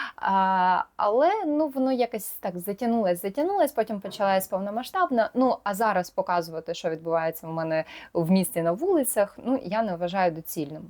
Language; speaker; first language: Ukrainian; non-native, local second language; Russian